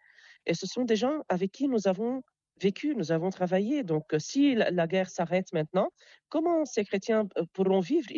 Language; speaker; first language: French; non-native, local second language; Arabic